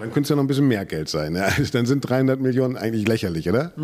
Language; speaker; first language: German; native; German